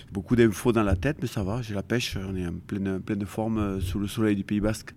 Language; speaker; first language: French; native; French